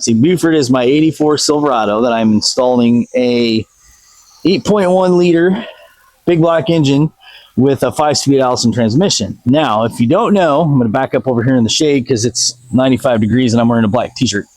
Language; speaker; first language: English; native; English